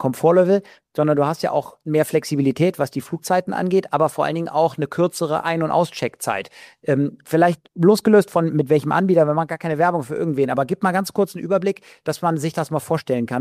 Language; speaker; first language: German; native; German